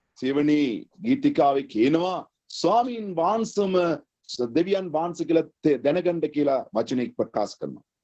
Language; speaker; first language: Sinhala; native; Sinhala